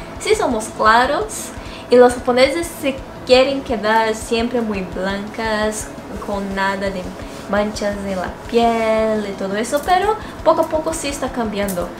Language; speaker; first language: Spanish; non-native, fluent; Portuguese